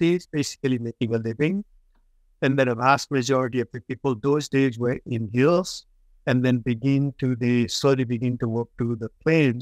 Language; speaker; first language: English; non-native, local second language; Nepali